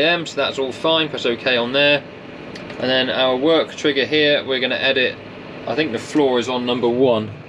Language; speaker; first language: English; native; English